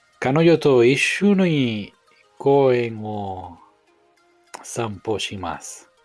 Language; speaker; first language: Japanese; non-native, learner; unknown